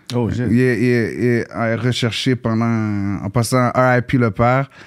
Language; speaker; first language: French; early bilingual, other home language; English